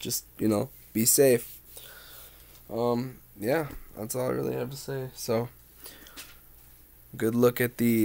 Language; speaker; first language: English; native; English